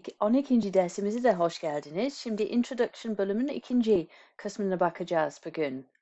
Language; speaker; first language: Turkish; non-native, fluent; English